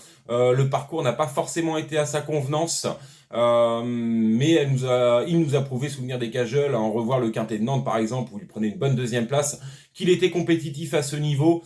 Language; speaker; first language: French; native; French